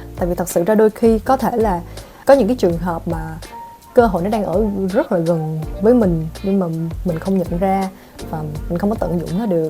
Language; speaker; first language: Vietnamese; native; Vietnamese